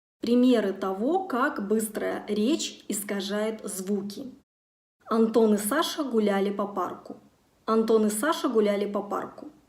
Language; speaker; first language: Russian; native; Russian